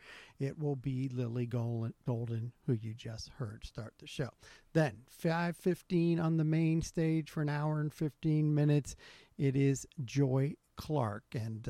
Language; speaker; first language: English; native; English